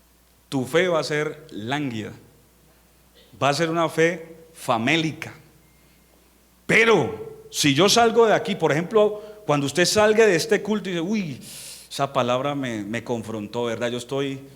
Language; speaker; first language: Spanish; native; Spanish